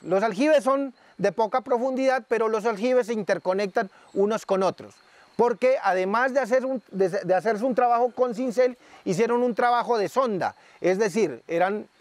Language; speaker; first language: Spanish; native; Spanish